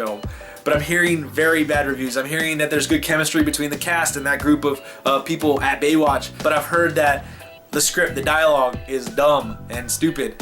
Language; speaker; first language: English; native; English